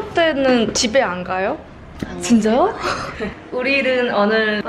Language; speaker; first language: Korean; non-native, fluent; Cantonese